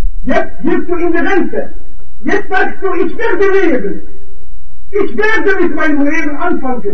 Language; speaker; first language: German; non-native, fluent; Arabic